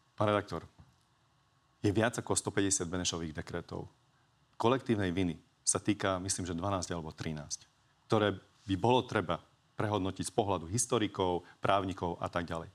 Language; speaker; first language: Slovak; non-native, local second language; Hungarian